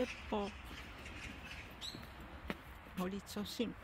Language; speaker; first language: Korean; non-native, fluent; Japanese